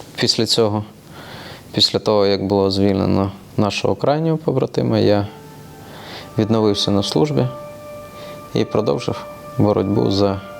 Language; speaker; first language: Ukrainian; native; Ukrainian